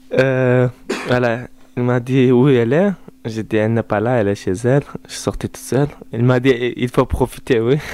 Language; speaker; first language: French; non-native, learner; Turkish